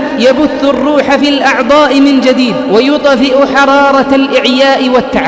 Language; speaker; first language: Arabic; native; Arabic